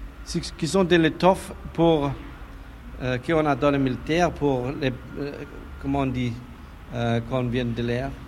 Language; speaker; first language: French; non-native, learner; German